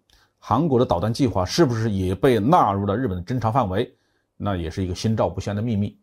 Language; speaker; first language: Chinese; native; Chinese